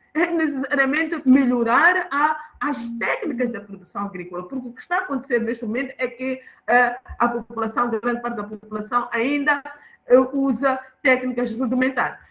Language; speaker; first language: Portuguese; non-native, local second language; Tsonga